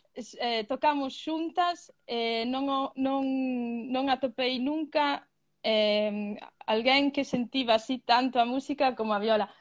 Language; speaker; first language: Galician; early bilingual, other home language; Spanish